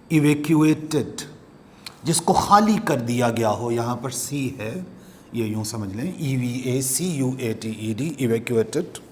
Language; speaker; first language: Urdu; non-native, local second language; Punjabi